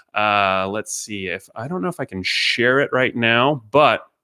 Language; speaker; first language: English; native; English